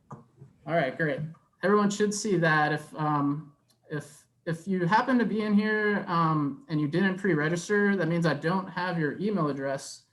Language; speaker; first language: English; native; English